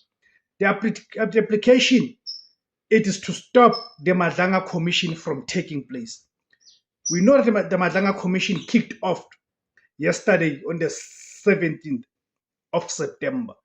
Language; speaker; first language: English; non-native, local second language; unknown